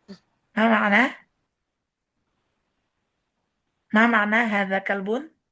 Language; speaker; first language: Arabic; non-native, fluent; Indonesian